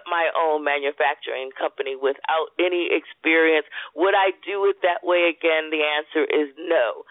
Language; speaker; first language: English; native; English